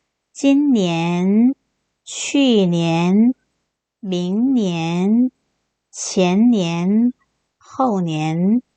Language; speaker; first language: Chinese; non-native, fluent; Korean